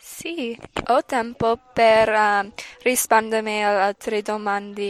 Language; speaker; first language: Italian; non-native, learner; English